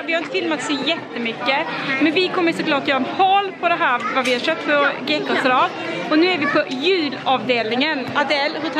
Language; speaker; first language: Swedish; native; Swedish